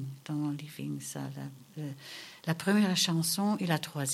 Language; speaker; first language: French; early bilingual, other home language; German